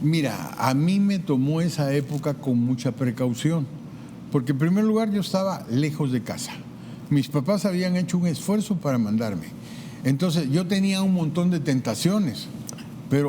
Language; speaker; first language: Spanish; native; Spanish